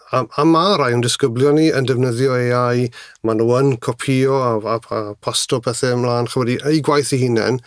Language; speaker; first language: Welsh; native; Welsh